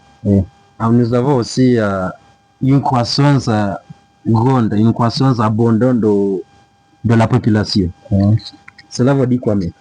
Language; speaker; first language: French; non-native, learner; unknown